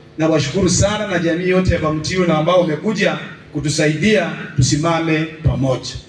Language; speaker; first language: Swahili; non-native, local second language; Luyia